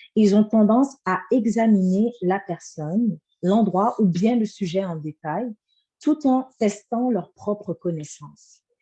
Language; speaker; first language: French; native; French